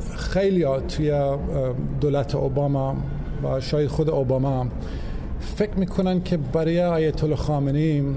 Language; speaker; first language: Persian; early bilingual, heritage; English